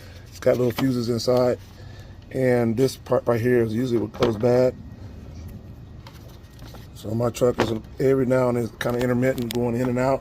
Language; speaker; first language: English; native; English